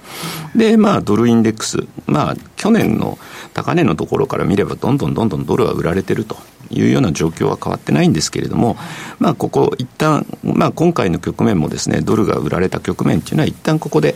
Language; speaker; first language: Japanese; native; Japanese